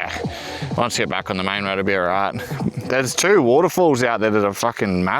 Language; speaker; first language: English; native; English